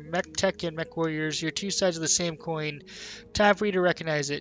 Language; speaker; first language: English; native; English